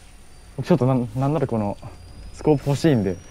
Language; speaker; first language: Japanese; native; Japanese